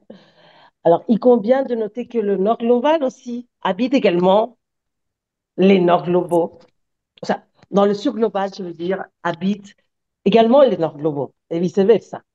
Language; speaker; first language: French; non-native, fluent; Spanish